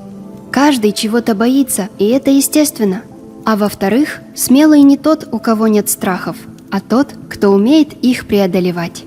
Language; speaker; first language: Russian; native; Russian